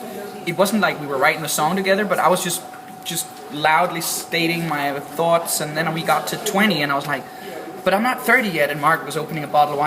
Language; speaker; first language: English; non-native, fluent; Danish